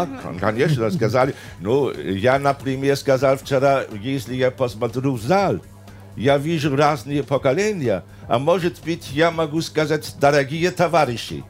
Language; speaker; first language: Russian; non-native, fluent; German